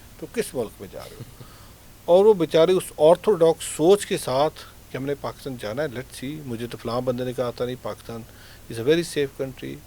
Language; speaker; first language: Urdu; non-native, local second language; Punjabi